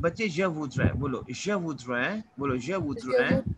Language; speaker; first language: French; non-native, learner; Hindi